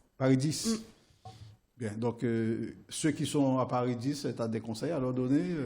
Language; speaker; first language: French; non-native, local second language; Haitian Creole